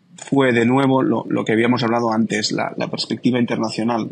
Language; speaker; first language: Spanish; native; Spanish